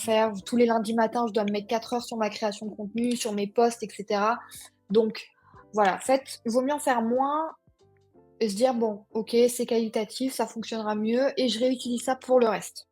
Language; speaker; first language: French; native; French